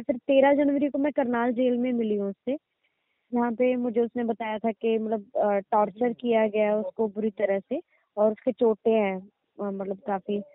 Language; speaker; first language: Hindi; native; Hindi